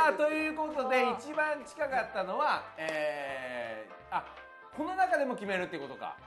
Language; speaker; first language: Japanese; native; Japanese